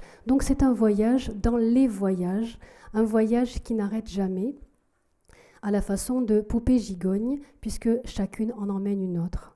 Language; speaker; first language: French; native; French